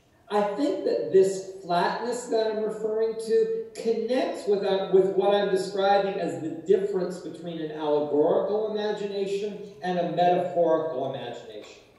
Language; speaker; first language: English; native; English